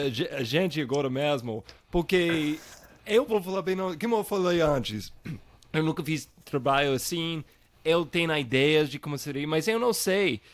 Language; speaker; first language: Portuguese; non-native, fluent; English